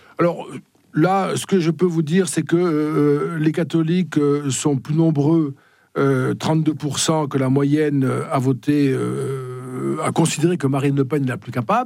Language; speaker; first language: French; native; French